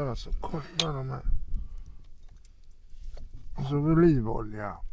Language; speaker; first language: Swedish; native; Swedish